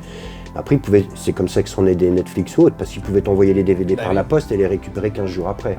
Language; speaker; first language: French; native; French